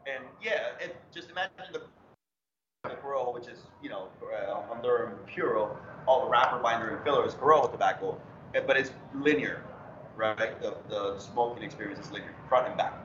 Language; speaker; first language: English; early bilingual, other home language; Spanish